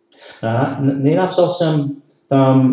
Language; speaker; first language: Czech; non-native, learner; English